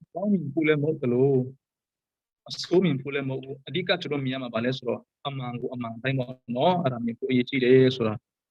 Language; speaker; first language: Burmese; non-native, local second language; Tedim Chin